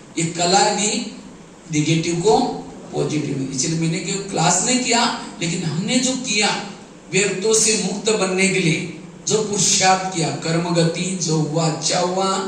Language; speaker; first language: Hindi; non-native, local second language; Marathi